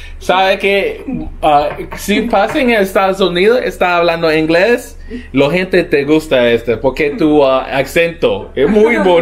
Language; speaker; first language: Spanish; non-native, learner; English